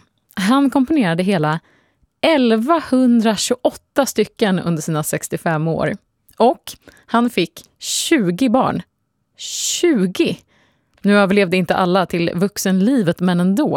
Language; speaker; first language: Swedish; native; Swedish